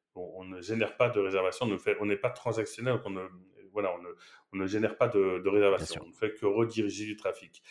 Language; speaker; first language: French; native; French